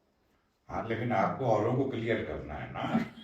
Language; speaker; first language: Hindi; native; Hindi